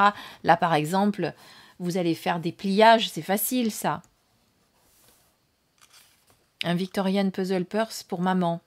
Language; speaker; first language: French; native; French